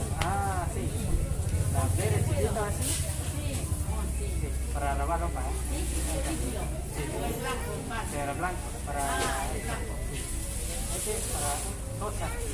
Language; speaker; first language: Spanish; non-native, learner; Hmong